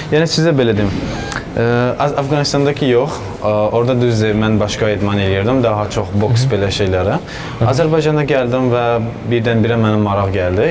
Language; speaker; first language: Azerbaijani; non-native, fluent; Persian